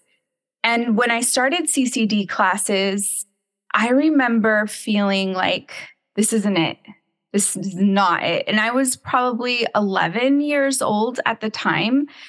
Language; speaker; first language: English; native; English